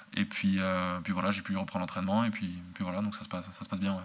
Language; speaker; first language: French; native; French